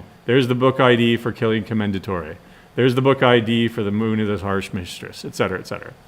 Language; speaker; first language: English; native; English